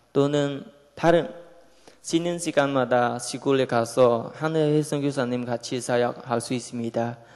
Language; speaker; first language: Korean; non-native, learner; Khmer